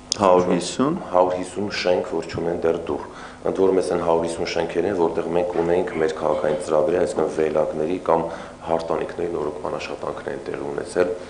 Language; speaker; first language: Armenian; native; Armenian